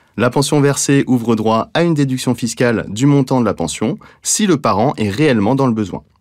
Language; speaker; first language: French; native; French